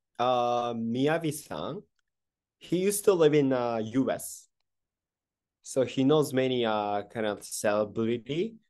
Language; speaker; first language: English; non-native, fluent; Japanese